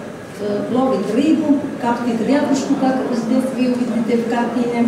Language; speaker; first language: Russian; non-native, fluent; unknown